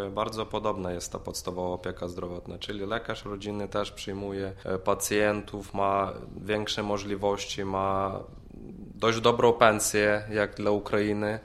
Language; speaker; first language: Polish; non-native, fluent; Ukrainian